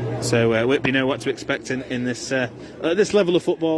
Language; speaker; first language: English; native; English